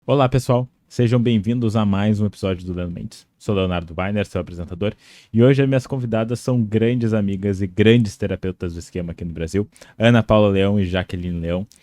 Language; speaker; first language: Portuguese; native; Portuguese